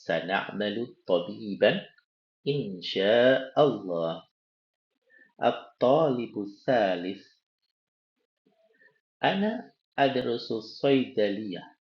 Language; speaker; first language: Arabic; non-native, fluent; Indonesian